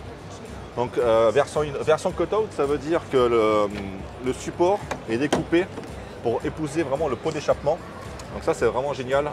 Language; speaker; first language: French; native; French